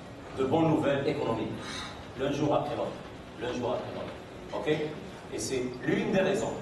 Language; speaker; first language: French; non-native, fluent; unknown